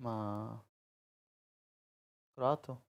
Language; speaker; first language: Italian; native; Italian